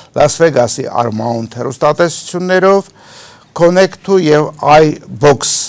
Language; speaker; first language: Armenian; native; Armenian